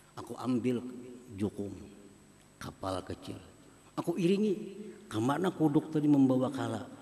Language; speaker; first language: Indonesian; non-native, local second language; Banjar